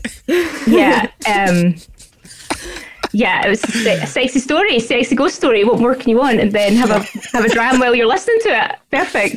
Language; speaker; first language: English; native; English